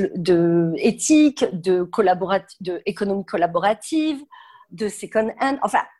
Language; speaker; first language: French; native; French